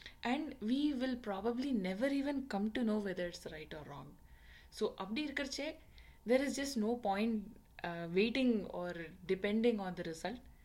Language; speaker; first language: English; non-native, local second language; Tamil